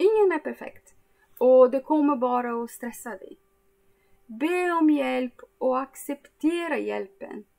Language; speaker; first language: Swedish; non-native, fluent; Portuguese